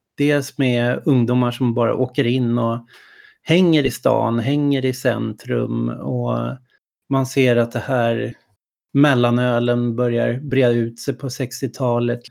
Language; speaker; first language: Swedish; native; Swedish